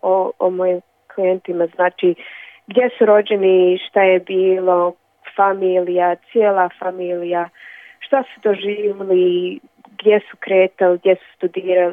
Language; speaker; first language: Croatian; early bilingual, other home language; Bosnian